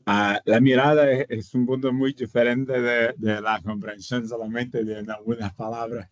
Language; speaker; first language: Spanish; non-native, fluent; Portuguese